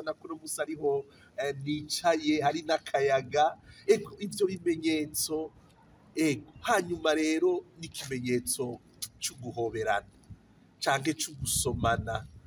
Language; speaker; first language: Rundi; native; Rundi